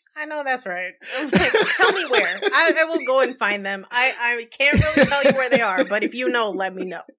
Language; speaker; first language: English; early bilingual, other home language; Spanish